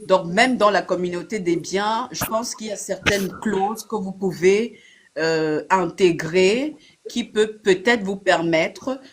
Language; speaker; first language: French; native; French